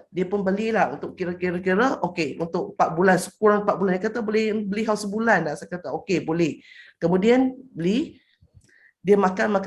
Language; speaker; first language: Malay; non-native, local second language; Chinese